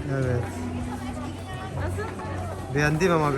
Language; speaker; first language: Turkish; non-native, learner; Indonesian